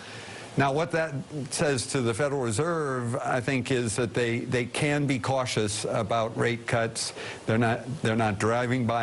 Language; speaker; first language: English; native; English